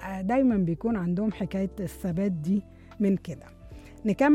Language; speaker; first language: Arabic; native; Arabic